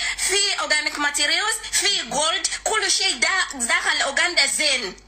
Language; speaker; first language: Arabic; non-native, learner; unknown